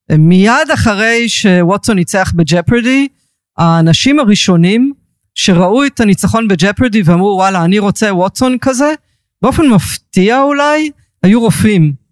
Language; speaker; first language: Hebrew; early bilingual, heritage; Hebrew